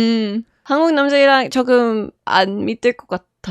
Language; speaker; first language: Korean; non-native, fluent; English